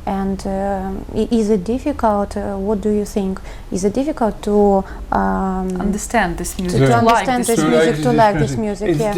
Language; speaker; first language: English; non-native, learner; Ukrainian